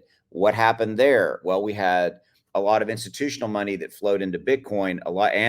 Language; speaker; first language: English; native; English